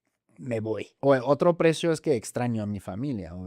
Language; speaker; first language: Spanish; non-native, fluent; German